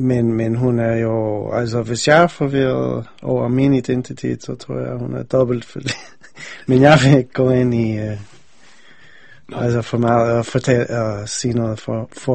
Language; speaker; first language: Danish; non-native, fluent; English